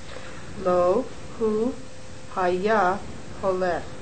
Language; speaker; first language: Hebrew; non-native, learner; English